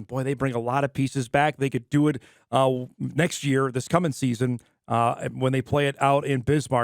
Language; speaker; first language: English; native; English